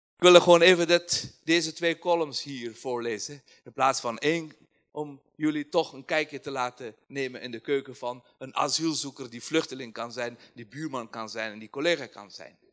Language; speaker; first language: Dutch; non-native, fluent; Persian